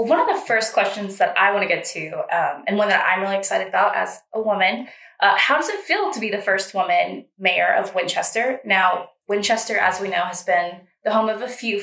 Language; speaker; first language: English; native; English